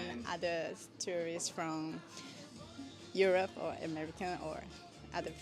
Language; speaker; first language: English; non-native, learner; Chinese